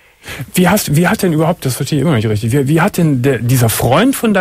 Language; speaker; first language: German; native; German